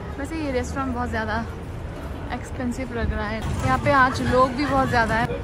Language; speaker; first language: Hindi; non-native, local second language; Bangla